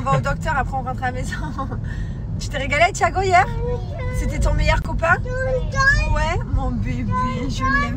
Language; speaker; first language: French; native; French